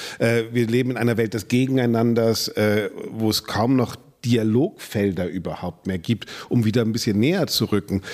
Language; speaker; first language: German; native; German